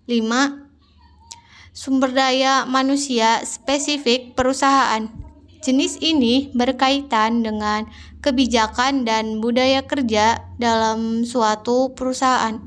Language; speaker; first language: Indonesian; native; Indonesian